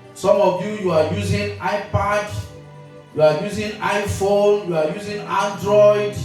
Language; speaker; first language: English; non-native, local second language; Yoruba